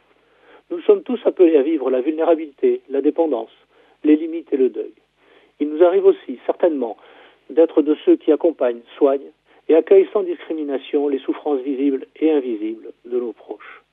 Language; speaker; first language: French; native; French